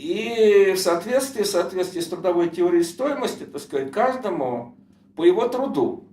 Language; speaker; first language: Russian; native; Russian